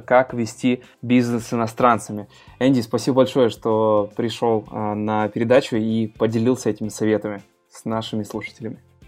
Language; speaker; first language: Russian; native; Russian